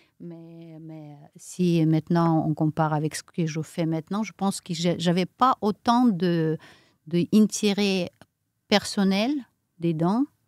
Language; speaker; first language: French; non-native, fluent; Romanian